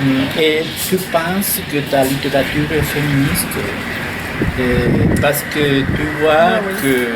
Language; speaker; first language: French; non-native, fluent; Spanish